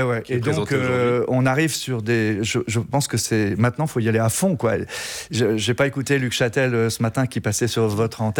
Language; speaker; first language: French; native; French